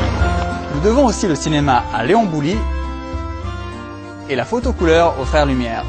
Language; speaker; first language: French; native; French